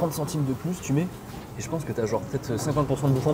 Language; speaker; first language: French; native; French